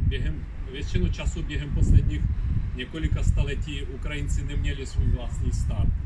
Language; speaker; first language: Czech; non-native, fluent; Ukrainian